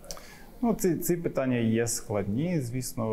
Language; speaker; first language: Ukrainian; non-native, fluent; English